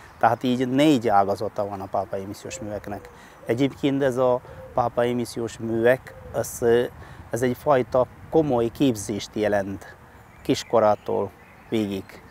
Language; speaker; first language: Hungarian; non-native, fluent; Malayalam